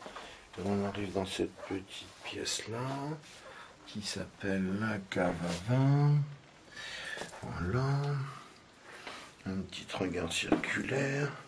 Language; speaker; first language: French; native; French